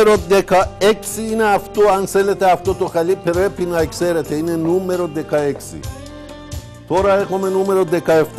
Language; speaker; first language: Greek; non-native, learner; Persian